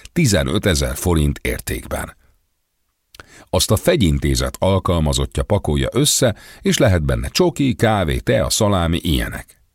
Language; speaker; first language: Hungarian; native; Hungarian